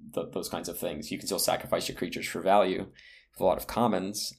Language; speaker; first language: English; native; English